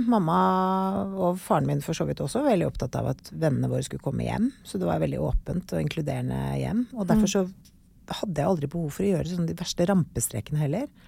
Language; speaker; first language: Norwegian; native; Norwegian